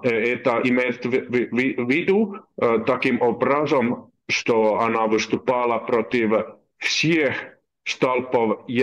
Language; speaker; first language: Russian; non-native, learner; Finnish